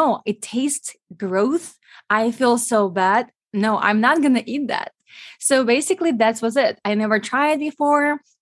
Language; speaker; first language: English; non-native, fluent; Ukrainian